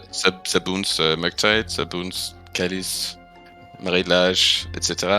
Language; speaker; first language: French; non-native, fluent; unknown